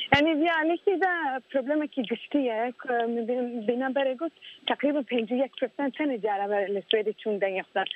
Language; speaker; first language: Kurdish; early bilingual, heritage; Kurdish